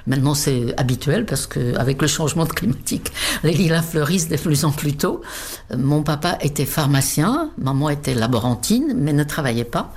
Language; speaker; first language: French; non-native, fluent; Czech